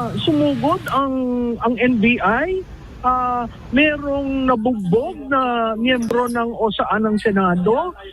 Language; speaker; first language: Filipino; native; Filipino